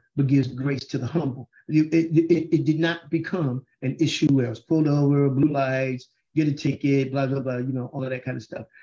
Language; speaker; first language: English; native; English